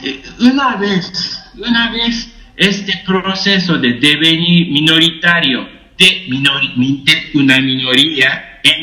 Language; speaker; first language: Spanish; non-native, fluent; Japanese